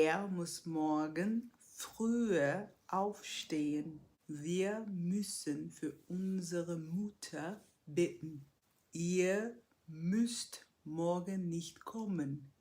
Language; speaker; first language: German; non-native, fluent; Portuguese